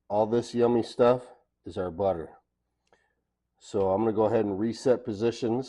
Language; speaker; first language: English; native; English